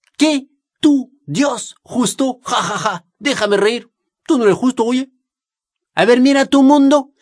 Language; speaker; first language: Spanish; non-native, fluent; French